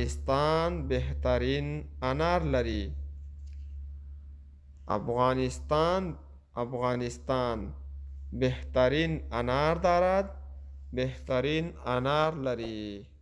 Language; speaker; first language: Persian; non-native, local second language; Pashto